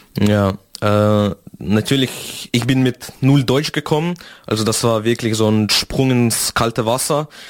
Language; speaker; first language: German; non-native, fluent; Russian